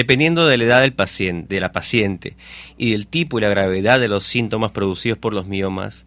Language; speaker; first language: Spanish; native; Spanish